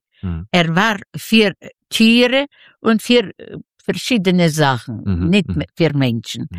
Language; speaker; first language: German; non-native, learner; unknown